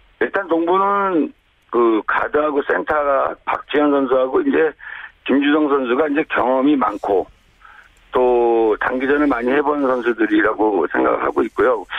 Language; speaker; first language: Korean; native; Korean